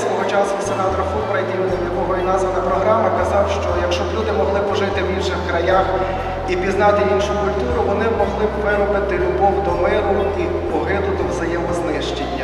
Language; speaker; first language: Ukrainian; native; Ukrainian